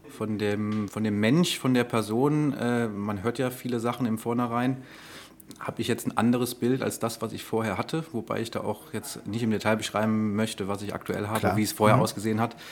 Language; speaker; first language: German; native; German